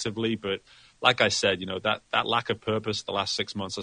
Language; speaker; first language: English; native; English